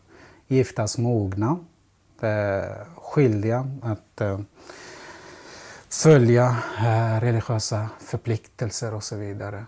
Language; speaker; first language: Swedish; non-native, fluent; Central Kurdish